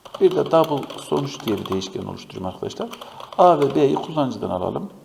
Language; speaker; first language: Turkish; native; Turkish